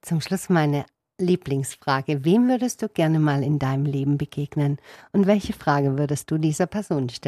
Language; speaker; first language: German; native; German